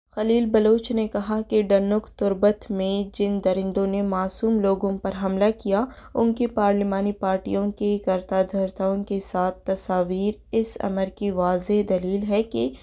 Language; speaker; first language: Urdu; non-native, local second language; Baluchi